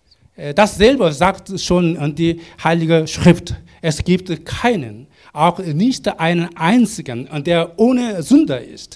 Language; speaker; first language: German; non-native, learner; Korean